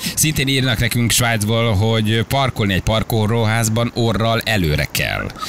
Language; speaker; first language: Hungarian; native; Hungarian